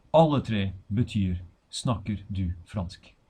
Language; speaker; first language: Norwegian; non-native, fluent; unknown